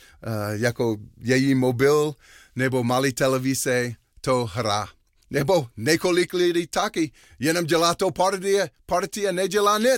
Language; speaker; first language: Czech; non-native, learner; English